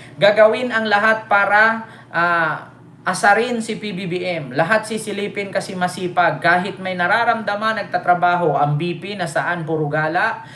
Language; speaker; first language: Filipino; native; Filipino